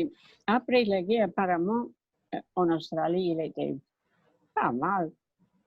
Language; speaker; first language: French; non-native, learner; English